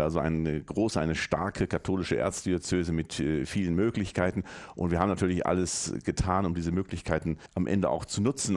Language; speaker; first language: German; native; German